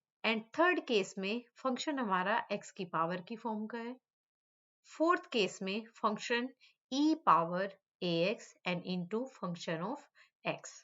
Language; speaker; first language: Hindi; native; Hindi